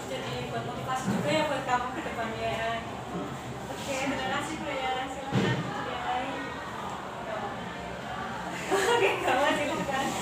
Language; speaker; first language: Indonesian; native; Indonesian